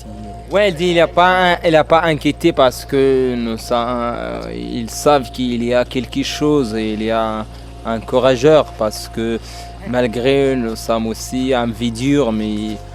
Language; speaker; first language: French; non-native, learner; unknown